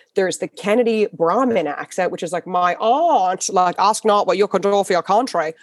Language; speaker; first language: English; native; English